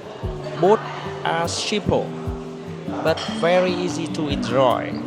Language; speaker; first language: English; non-native, fluent; Vietnamese